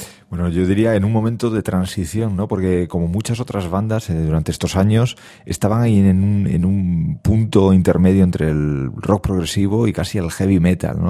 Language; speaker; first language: Spanish; native; Spanish